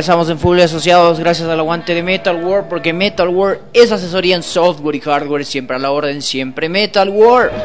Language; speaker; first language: Spanish; native; Spanish